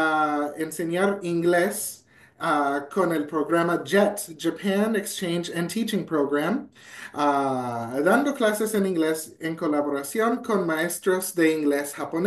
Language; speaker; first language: Spanish; non-native, fluent; English